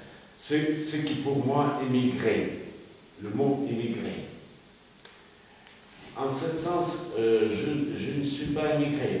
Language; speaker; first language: French; non-native, fluent; Russian